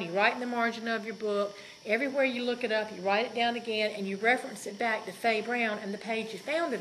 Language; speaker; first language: English; native; English